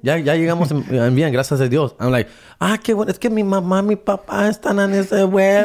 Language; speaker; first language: Spanish; early bilingual, other home language; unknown